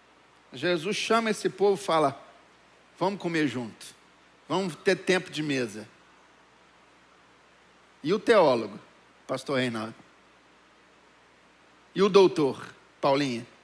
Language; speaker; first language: Portuguese; native; Portuguese